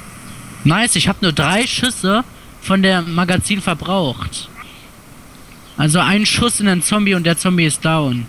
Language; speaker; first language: German; native; German